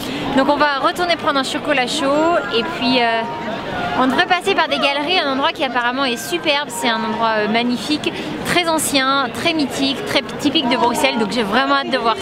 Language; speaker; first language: French; native; French